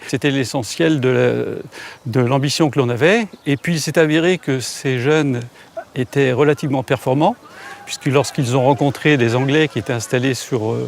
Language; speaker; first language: French; native; French